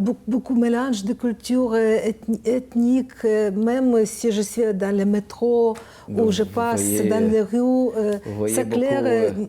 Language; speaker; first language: French; non-native, learner; Ukrainian